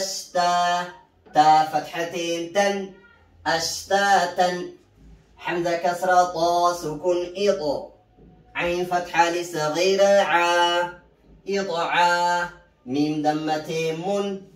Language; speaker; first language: Arabic; non-native, fluent; Oromo